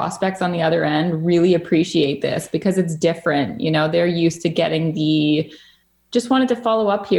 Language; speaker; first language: English; native; English